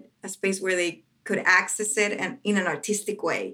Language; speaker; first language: English; non-native, fluent; Spanish